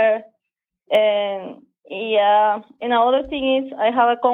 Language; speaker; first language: English; non-native, learner; Spanish